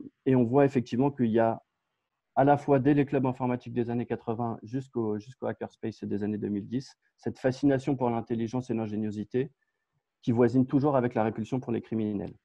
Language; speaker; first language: French; native; French